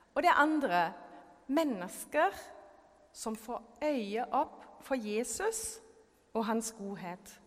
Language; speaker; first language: Norwegian; non-native, fluent; German